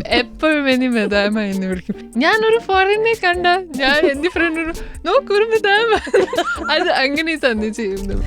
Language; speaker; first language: Malayalam; non-native, fluent; German